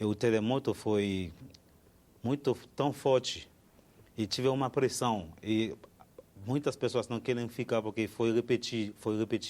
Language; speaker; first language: Portuguese; non-native, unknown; Haitian Creole